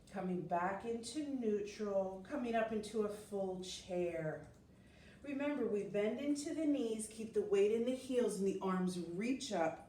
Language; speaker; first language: English; native; English